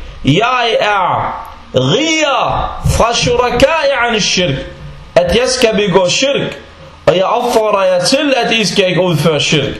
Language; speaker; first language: Danish; non-native, fluent; Arabic